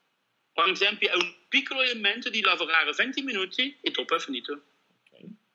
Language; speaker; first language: Italian; non-native, learner; Dutch